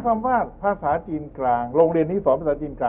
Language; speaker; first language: Thai; native; Thai